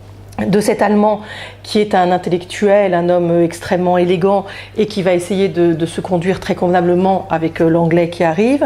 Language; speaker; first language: French; native; French